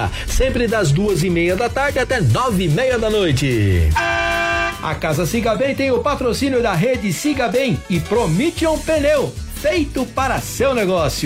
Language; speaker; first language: Portuguese; native; Portuguese